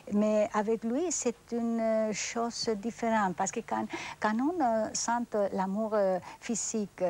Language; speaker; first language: French; non-native, fluent; Spanish